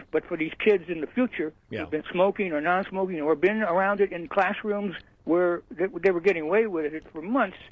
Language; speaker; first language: English; early bilingual, other home language; Norwegian